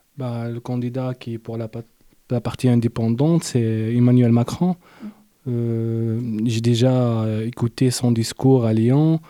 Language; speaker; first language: French; non-native, local second language; Arabic